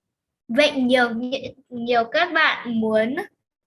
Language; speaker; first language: Vietnamese; native; Vietnamese